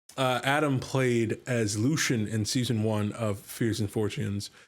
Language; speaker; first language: English; native; English